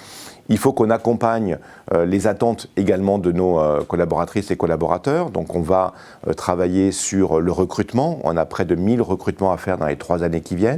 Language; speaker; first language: French; native; French